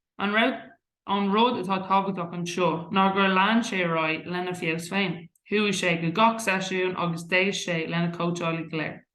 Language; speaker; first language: Irish; non-native, local second language; English